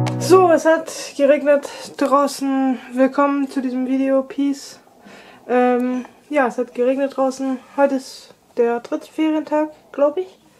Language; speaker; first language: German; native; German